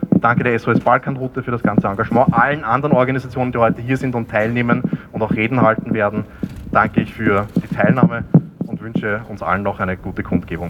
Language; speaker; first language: German; native; German